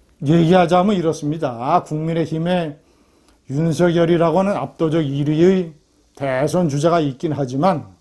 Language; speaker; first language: Korean; native; Korean